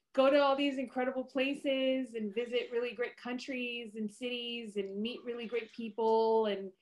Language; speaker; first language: English; native; English